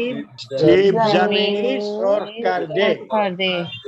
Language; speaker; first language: Persian; non-native, learner; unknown